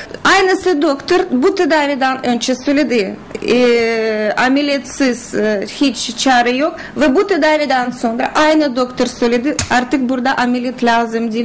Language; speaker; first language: Turkish; non-native, learner; Russian